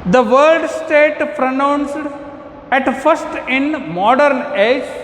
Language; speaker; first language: English; non-native, local second language; Kannada